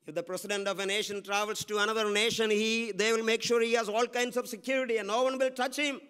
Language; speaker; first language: English; non-native, local second language; Malayalam